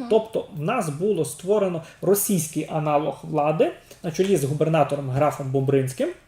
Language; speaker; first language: Ukrainian; native; Ukrainian